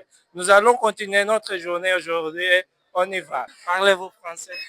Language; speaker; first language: French; non-native, fluent; Portuguese